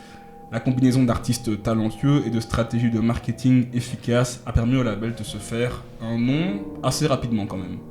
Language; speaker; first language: French; native; French